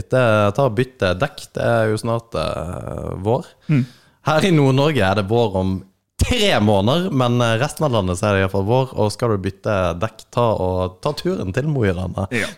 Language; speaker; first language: Norwegian; native; Norwegian